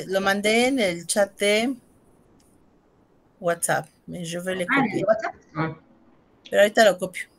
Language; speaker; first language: Spanish; native; Spanish